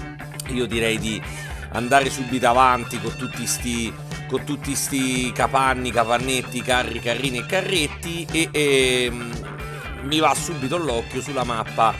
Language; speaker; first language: Italian; native; Italian